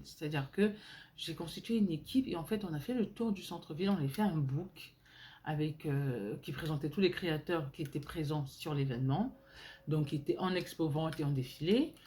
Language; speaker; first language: French; native; French